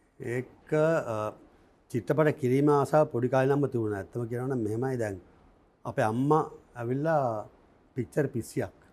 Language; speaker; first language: Sinhala; native; Sinhala